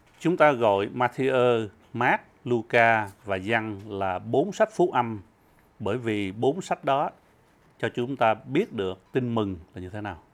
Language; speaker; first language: Vietnamese; early bilingual, heritage; Vietnamese